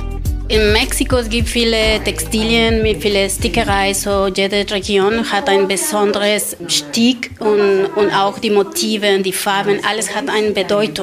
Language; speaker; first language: German; non-native, learner; Spanish